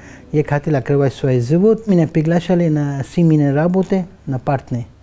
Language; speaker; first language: Russian; non-native, learner; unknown